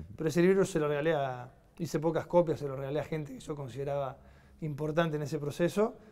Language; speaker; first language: Spanish; native; Spanish